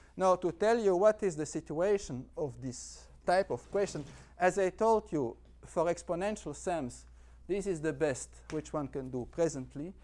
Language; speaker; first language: English; non-native, fluent; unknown